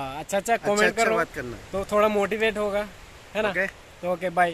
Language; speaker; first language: Hindi; non-native, local second language; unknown